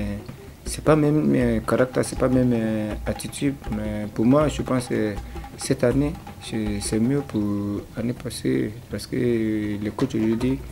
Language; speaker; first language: French; non-native, learner; English